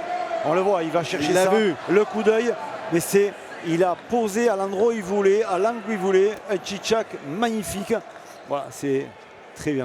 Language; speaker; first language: French; native; French